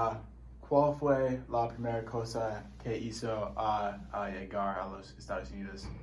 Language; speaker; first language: Spanish; non-native, learner; English